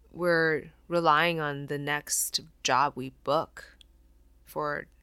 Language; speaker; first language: English; non-native, fluent; Chinese